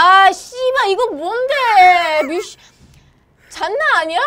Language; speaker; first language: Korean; non-native, learner; Italian